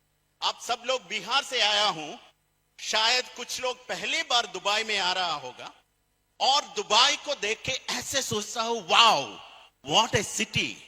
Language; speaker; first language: Hindi; non-native, fluent; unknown